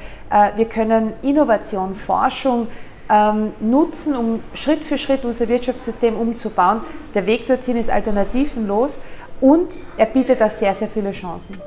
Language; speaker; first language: German; native; German